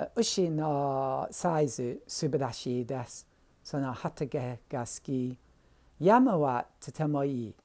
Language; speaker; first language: Japanese; non-native, learner; English